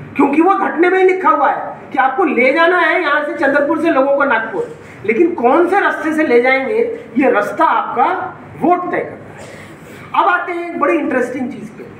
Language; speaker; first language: Hindi; non-native, local second language; Marathi